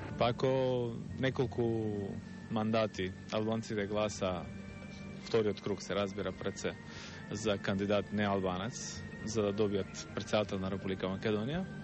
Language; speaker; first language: Macedonian; non-native, local second language; Albanian